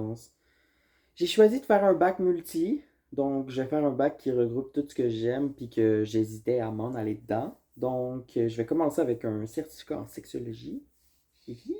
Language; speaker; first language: French; native; French